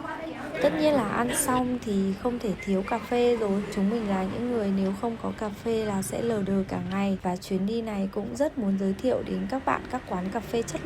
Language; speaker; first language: Vietnamese; native; Vietnamese